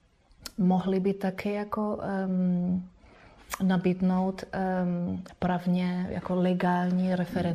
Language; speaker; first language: Czech; non-native, fluent; Spanish